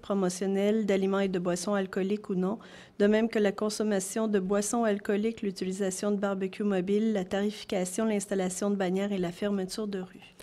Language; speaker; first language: French; native; French